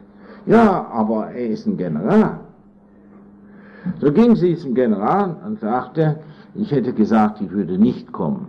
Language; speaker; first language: German; non-native, fluent; English